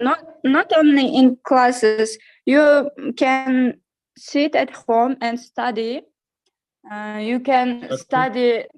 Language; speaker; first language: English; non-native, learner; Russian